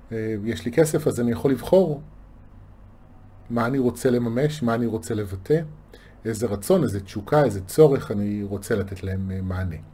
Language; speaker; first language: Hebrew; native; Hebrew